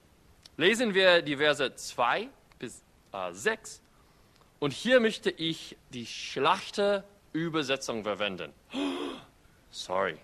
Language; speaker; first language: German; non-native, fluent; English